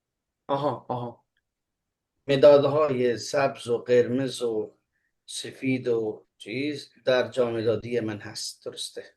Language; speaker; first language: Persian; non-native, fluent; Urdu